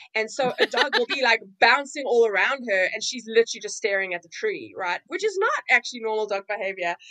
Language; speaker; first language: English; native; English